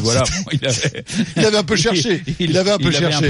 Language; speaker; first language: French; native; French